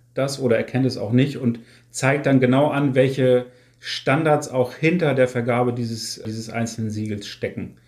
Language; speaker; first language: German; native; German